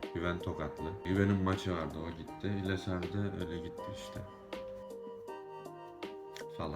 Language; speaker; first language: Turkish; native; Turkish